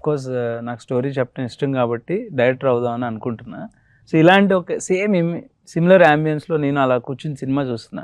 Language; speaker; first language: Telugu; native; Telugu